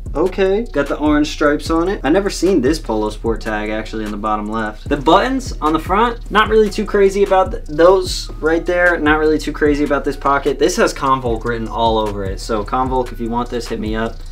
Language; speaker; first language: English; native; English